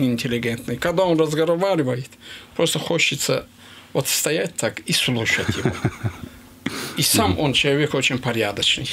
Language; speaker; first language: Russian; non-native, local second language; Azerbaijani